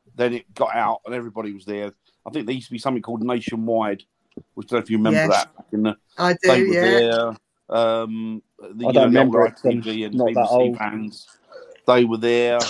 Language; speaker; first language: English; native; English